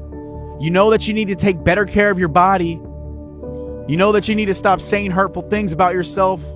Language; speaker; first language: English; native; English